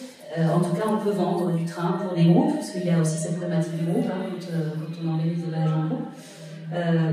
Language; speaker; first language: French; native; French